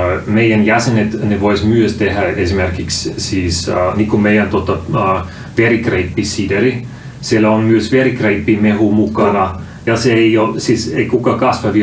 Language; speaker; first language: Finnish; non-native, fluent; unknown